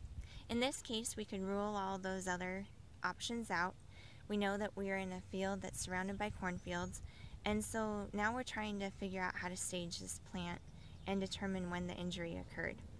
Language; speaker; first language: English; native; English